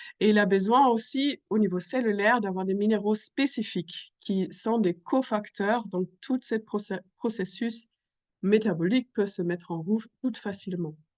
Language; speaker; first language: French; non-native, fluent; German